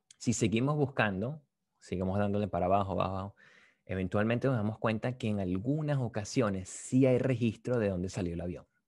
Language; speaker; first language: Spanish; native; Spanish